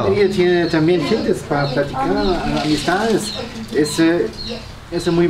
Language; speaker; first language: Spanish; non-native, learner; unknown